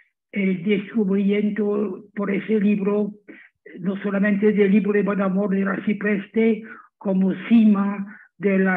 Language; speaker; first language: Spanish; non-native, fluent; German